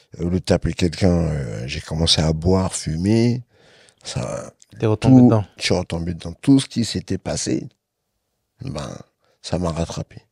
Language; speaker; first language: French; native; French